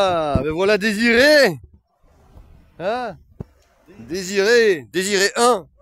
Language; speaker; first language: French; native; French